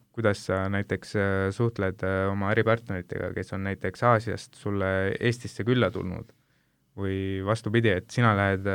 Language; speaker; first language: Estonian; early bilingual, other home language; Hindi